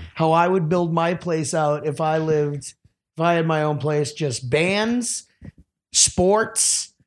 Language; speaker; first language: English; native; English